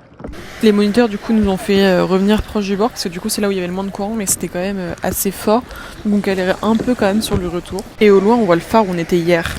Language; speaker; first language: French; native; French